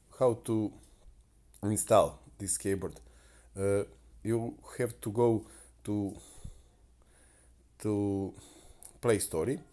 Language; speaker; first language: English; non-native, learner; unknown